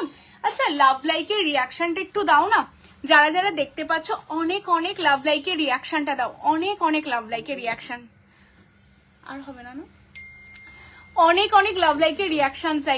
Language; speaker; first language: Bangla; native; Bangla